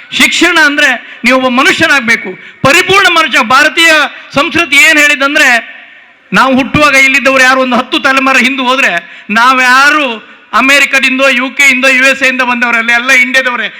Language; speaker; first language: Kannada; non-native, local second language; Tulu